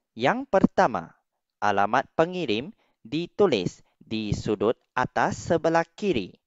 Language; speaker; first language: Malay; non-native, local second language; Chinese